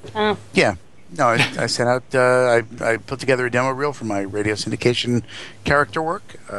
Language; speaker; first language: English; native; English